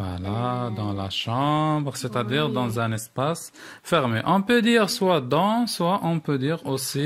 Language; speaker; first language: French; non-native, local second language; Arabic